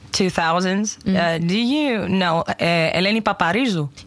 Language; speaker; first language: English; non-native, fluent; German